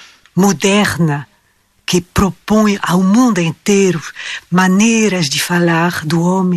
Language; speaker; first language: Portuguese; non-native, fluent; French